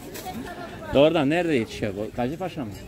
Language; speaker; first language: Turkish; non-native, learner; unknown